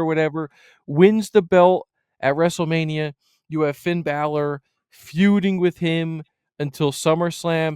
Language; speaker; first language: English; native; English